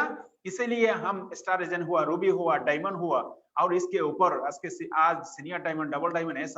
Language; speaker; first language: Hindi; non-native, fluent; Bangla